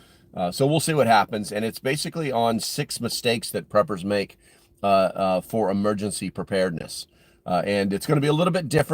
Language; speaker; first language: English; native; English